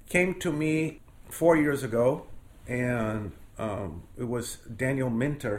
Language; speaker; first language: English; non-native, fluent; Portuguese